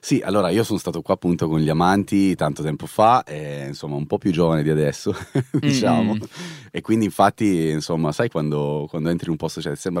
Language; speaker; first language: Italian; native; Italian